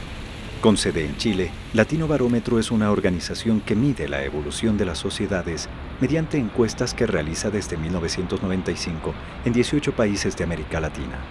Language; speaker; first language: Spanish; native; Spanish